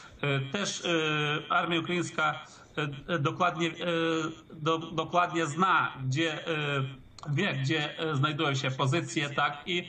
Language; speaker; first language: Polish; early bilingual, heritage; Polish